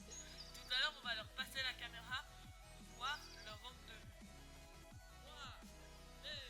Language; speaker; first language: French; native; French